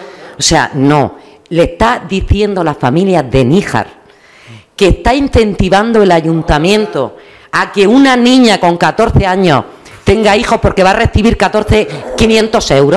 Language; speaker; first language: Spanish; native; Spanish